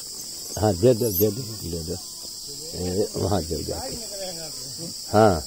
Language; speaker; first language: Hindi; native; Hindi